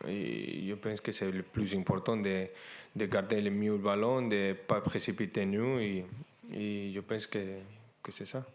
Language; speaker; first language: French; non-native, fluent; Spanish